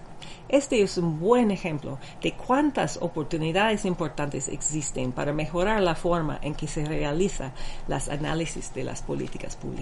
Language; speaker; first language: Spanish; non-native, fluent; English